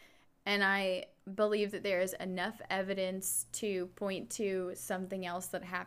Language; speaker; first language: English; native; English